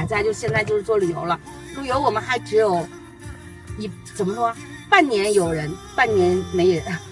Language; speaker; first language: Chinese; native; Chinese